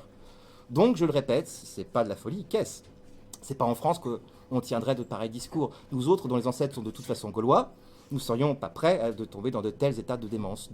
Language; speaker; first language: French; native; French